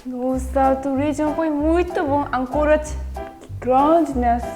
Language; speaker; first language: Portuguese; non-native, fluent; Korean